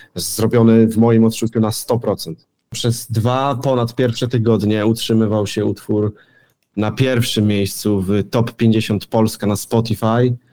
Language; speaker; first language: Polish; native; Polish